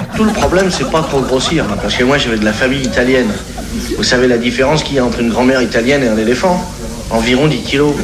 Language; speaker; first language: French; native; French